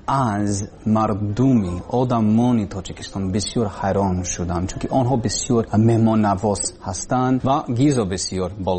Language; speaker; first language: Persian; non-native, learner; English